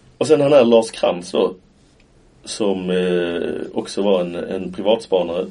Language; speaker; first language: Swedish; native; Swedish